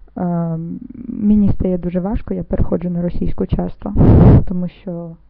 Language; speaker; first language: Ukrainian; non-native, local second language; Russian